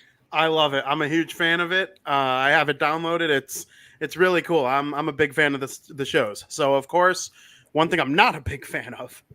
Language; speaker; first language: English; native; English